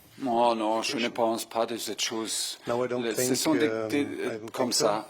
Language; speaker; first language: French; non-native, fluent; German